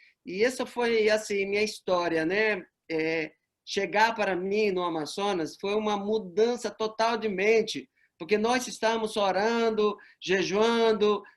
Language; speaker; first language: Portuguese; non-native, fluent; Spanish